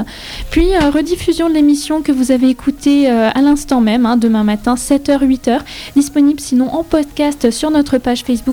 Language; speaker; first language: French; native; French